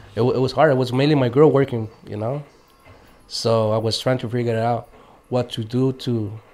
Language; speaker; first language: English; native; English